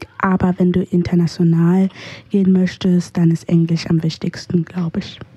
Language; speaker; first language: German; early bilingual, other home language; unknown